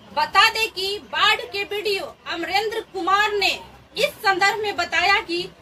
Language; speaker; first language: Hindi; native; Hindi